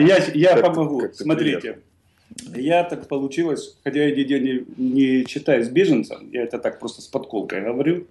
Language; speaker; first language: Russian; native; Russian